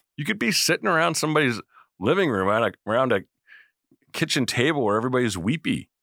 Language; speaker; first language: English; native; English